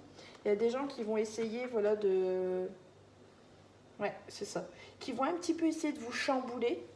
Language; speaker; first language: French; native; French